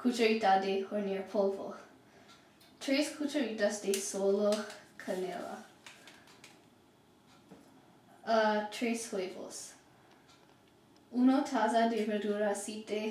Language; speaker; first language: Spanish; non-native, learner; English